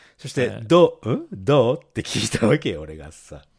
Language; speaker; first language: Japanese; native; Japanese